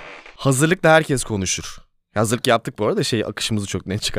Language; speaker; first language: Turkish; native; Turkish